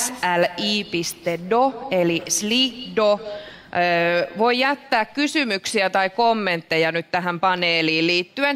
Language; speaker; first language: Finnish; native; Finnish